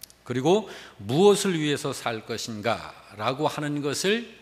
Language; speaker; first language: Korean; native; Korean